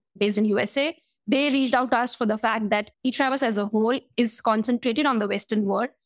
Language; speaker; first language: English; non-native, local second language; Hindi